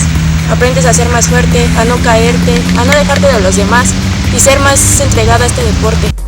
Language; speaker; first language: Spanish; native; Spanish